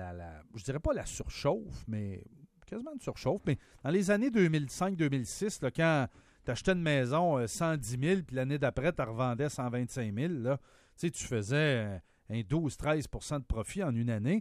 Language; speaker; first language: French; native; French